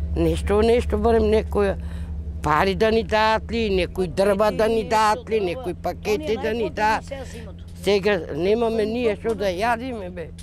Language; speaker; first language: Macedonian; non-native, local second language; Romany